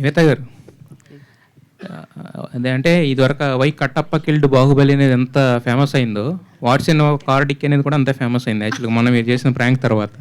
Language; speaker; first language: Telugu; native; Telugu